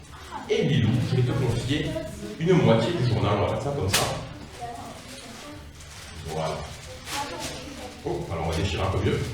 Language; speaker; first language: French; native; French